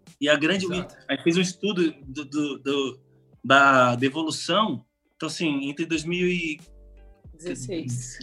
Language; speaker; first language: Portuguese; native; Portuguese